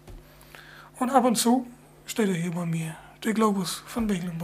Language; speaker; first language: German; native; German